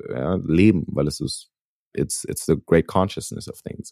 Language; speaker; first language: English; early bilingual, other home language; German